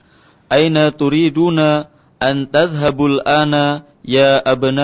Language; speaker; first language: Arabic; non-native, learner; Indonesian